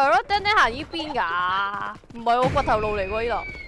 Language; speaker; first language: Chinese; native; Chinese